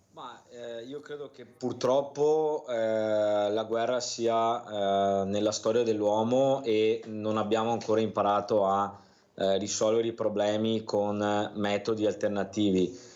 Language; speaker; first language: Italian; native; Italian